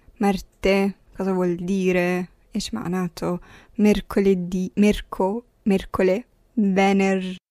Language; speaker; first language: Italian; non-native, fluent; Arabic